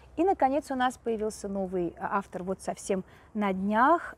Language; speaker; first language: Russian; native; Russian